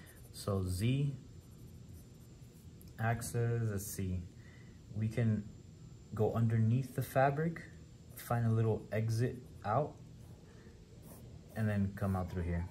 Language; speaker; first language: English; native; English